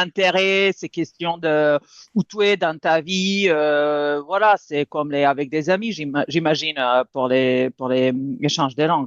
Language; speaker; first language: French; non-native, fluent; Serbian